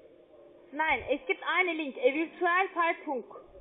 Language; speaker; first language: German; non-native, learner; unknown